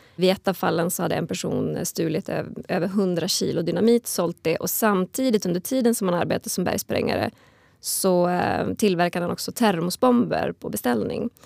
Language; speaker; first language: Swedish; native; Swedish